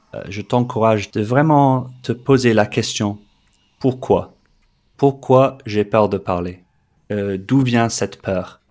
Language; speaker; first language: French; non-native, fluent; English